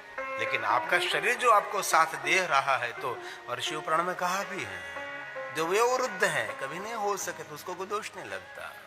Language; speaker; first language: Hindi; non-native, local second language; Gujarati